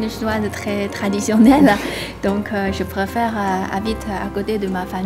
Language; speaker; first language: French; non-native, fluent; Chinese